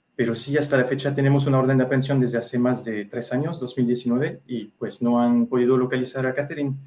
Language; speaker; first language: Spanish; non-native, fluent; French